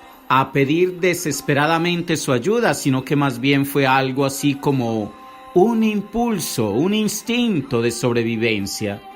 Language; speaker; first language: Spanish; native; Spanish